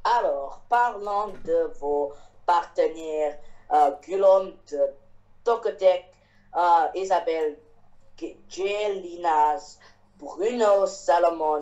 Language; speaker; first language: French; non-native, learner; Chinese